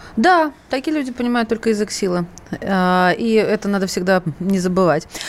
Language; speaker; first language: Russian; native; Russian